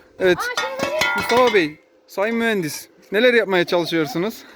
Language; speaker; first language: Turkish; native; Turkish